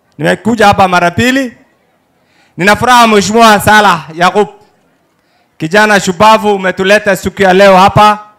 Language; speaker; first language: Swahili; non-native, local second language; Somali